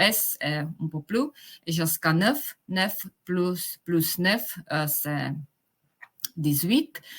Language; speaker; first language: French; non-native, fluent; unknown